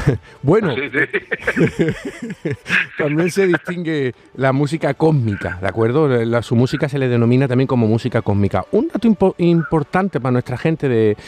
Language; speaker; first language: Spanish; native; Spanish